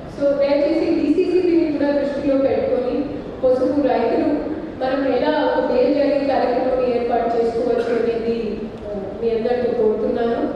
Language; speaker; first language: Telugu; non-native, fluent; Hindi